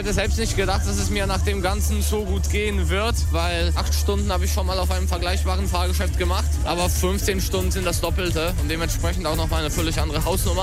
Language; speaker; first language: German; native; German